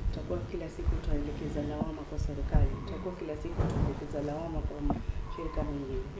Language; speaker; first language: Swahili; native; Swahili